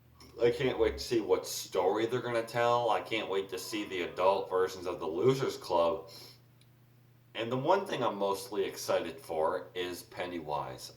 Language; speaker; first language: English; native; English